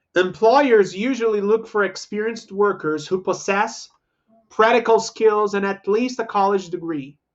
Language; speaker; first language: English; non-native, fluent; Portuguese